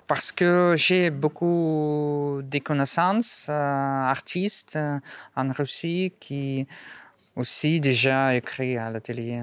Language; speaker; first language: French; non-native, learner; Russian